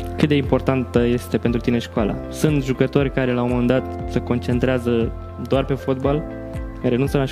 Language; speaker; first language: Romanian; native; Romanian